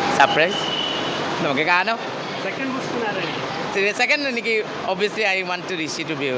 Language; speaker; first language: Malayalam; non-native, fluent; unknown